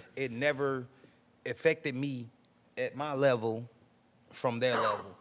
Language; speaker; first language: English; native; English